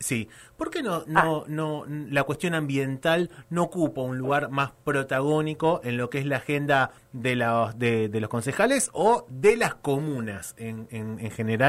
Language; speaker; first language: Spanish; native; Spanish